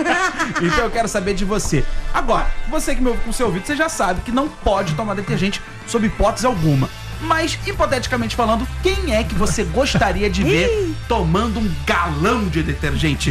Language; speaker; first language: Portuguese; native; Portuguese